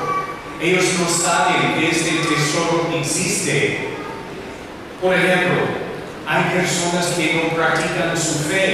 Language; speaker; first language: Spanish; non-native, learner; English